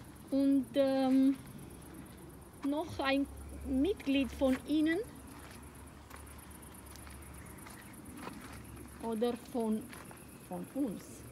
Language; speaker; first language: German; non-native, fluent; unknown